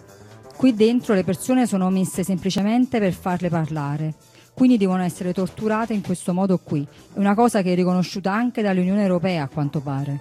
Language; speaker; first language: Italian; native; Italian